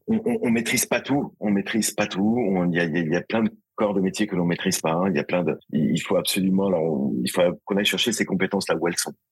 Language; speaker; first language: French; native; French